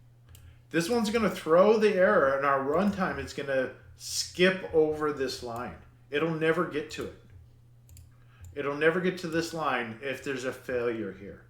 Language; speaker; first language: English; native; English